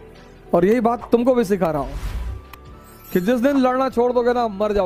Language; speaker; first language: Hindi; native; Hindi